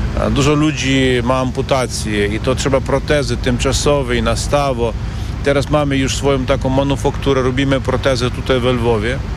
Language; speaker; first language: Polish; non-native, learner; Ukrainian